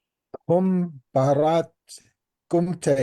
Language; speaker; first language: Hindi; non-native, learner; English